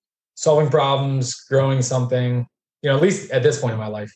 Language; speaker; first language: English; native; English